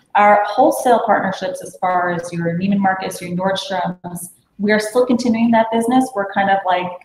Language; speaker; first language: English; native; English